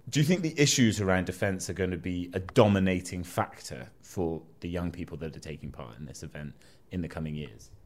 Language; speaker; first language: English; native; English